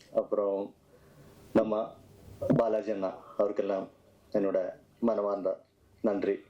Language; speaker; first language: Tamil; non-native, learner; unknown